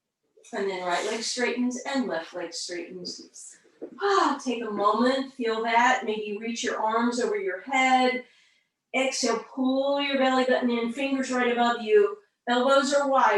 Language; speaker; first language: English; native; English